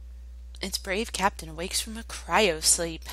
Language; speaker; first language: English; native; English